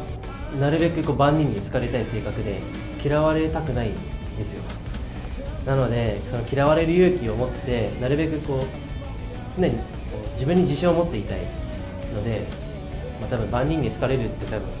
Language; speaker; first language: Japanese; native; Japanese